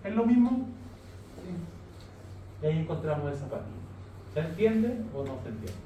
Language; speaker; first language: Spanish; native; Spanish